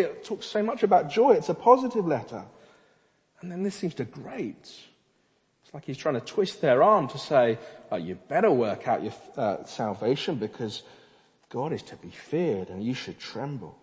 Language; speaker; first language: English; native; English